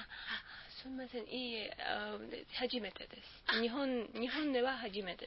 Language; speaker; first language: Japanese; non-native, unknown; Georgian